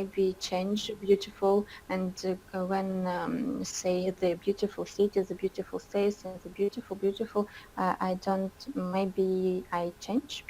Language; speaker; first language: English; non-native, learner; Russian